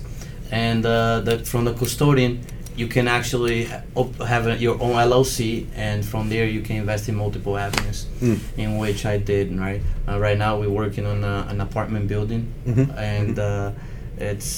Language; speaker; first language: English; native; English